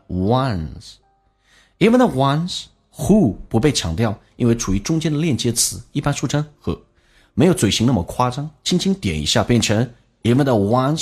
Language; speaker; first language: Chinese; native; Chinese